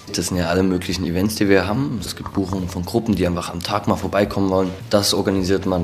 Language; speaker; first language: German; native; German